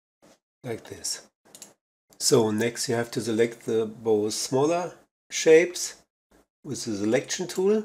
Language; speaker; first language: English; non-native, fluent; German